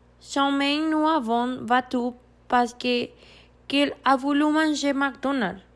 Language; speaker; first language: French; non-native, learner; Spanish